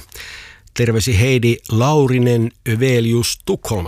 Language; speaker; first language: Finnish; native; Finnish